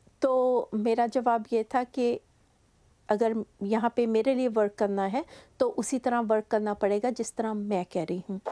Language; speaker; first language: Urdu; native; Urdu